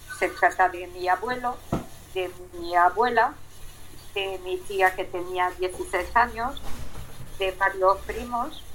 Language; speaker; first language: Spanish; non-native, fluent; French